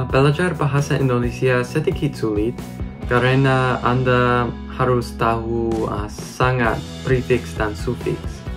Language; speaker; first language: Indonesian; non-native, learner; English